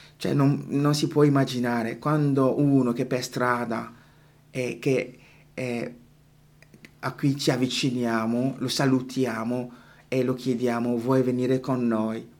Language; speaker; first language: Italian; non-native, fluent; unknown